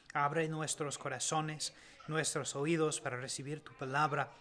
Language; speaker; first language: Spanish; non-native, learner; English